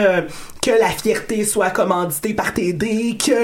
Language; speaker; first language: French; native; French